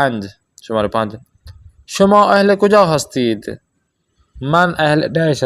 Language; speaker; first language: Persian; non-native, fluent; Urdu